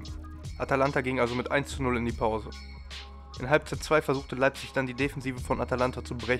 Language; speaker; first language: German; native; German